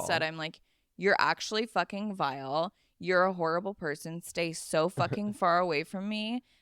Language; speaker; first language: English; native; English